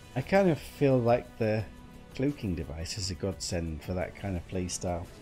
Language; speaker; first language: English; native; English